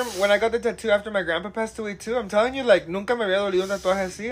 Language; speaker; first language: English; early bilingual, other home language; Spanish